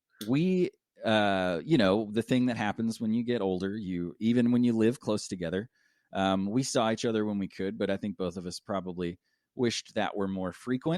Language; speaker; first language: English; native; English